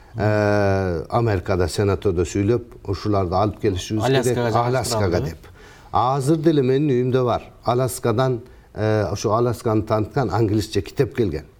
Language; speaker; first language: Kyrgyz; early bilingual, heritage; Kyrgyz